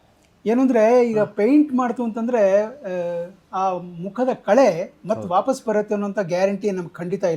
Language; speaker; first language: Kannada; native; Kannada